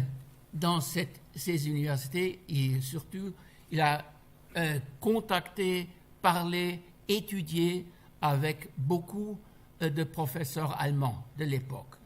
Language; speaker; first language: French; non-native, fluent; German